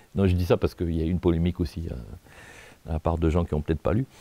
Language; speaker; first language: French; native; French